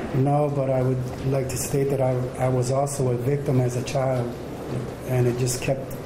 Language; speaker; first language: English; early bilingual, other home language; Spanish